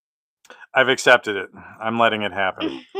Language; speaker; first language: English; native; English